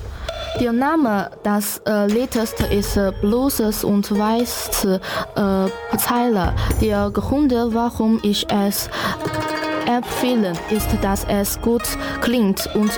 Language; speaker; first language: German; non-native, learner; Chinese